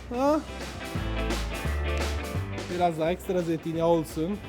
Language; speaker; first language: Turkish; non-native, learner; Italian